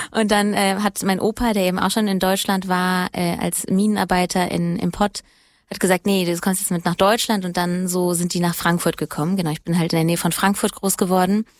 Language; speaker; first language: German; early bilingual, other home language; Italian